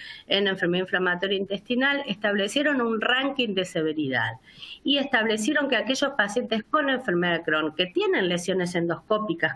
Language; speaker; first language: Spanish; native; Spanish